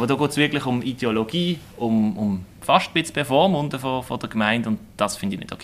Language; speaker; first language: German; native; German